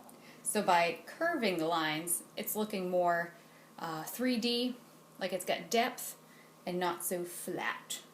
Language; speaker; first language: English; native; English